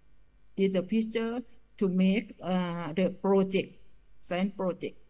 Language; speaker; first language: English; non-native, learner; Thai